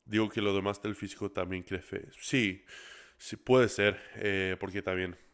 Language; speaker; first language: Spanish; early bilingual, other home language; English